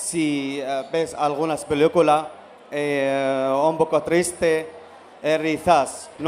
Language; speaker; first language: Spanish; non-native, learner; Arabic